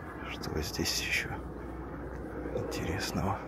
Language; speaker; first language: Russian; native; Russian